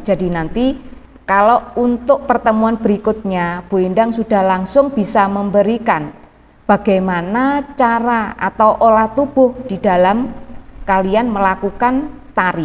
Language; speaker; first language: Malay; native; Malay